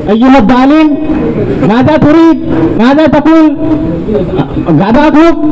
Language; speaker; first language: Arabic; non-native, learner; Urdu